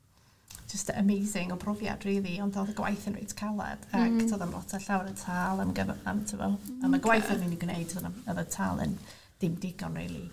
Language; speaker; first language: Welsh; non-native, local second language; English